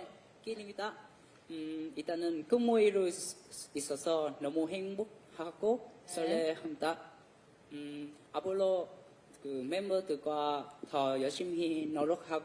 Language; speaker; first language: Korean; non-native, learner; Vietnamese